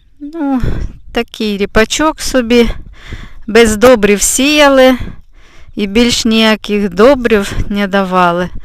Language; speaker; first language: Ukrainian; native; Ukrainian